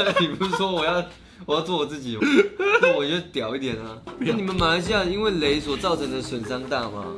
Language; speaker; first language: Chinese; native; Chinese